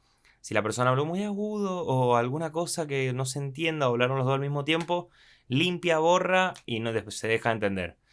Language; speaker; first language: Spanish; native; Spanish